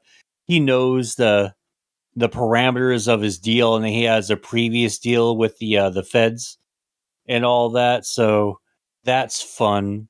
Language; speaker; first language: English; native; English